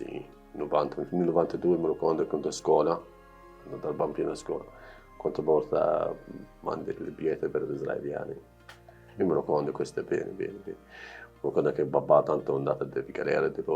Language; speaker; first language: Italian; non-native, learner; Arabic